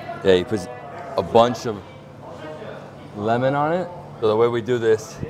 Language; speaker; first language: English; early bilingual, other home language; Italian